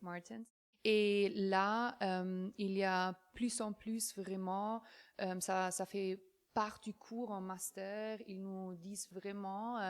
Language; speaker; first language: French; non-native, fluent; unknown